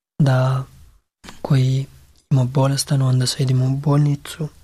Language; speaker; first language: Serbian; non-native, learner; Pashto